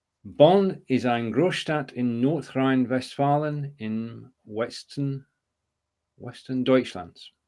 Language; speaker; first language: German; non-native, learner; English